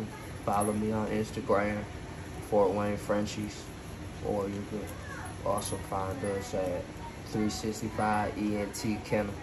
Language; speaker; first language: English; native; English